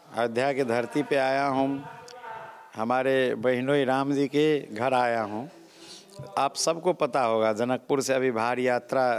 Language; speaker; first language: Hindi; non-native, local second language; Maithili